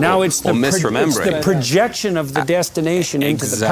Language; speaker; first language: English; native; English